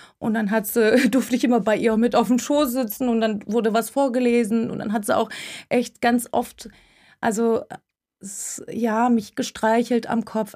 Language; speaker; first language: German; early bilingual, other home language; Turkish